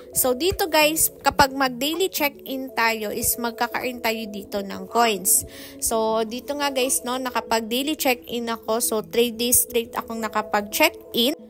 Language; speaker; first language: Filipino; non-native, local second language; Cebuano